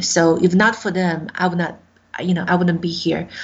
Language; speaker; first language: English; non-native, fluent; Chinese